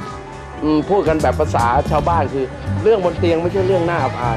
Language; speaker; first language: Thai; native; Thai